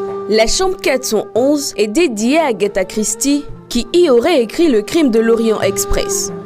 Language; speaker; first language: French; native; French